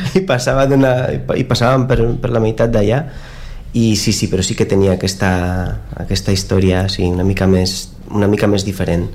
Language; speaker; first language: Catalan; non-native, local second language; Spanish